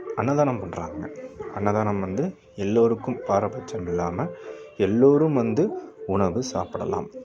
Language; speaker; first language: Tamil; native; Tamil